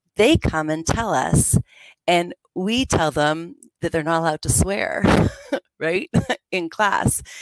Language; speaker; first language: English; native; English